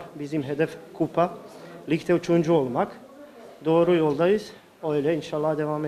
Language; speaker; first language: Turkish; non-native, fluent; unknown